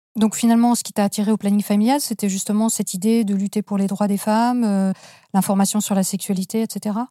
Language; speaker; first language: French; native; French